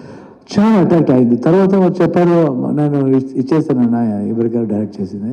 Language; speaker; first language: Telugu; non-native, learner; Kannada